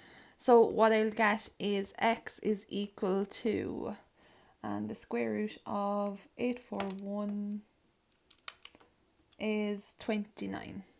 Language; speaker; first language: English; native; English